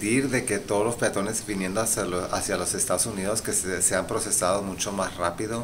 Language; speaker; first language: Spanish; early bilingual, heritage; Spanish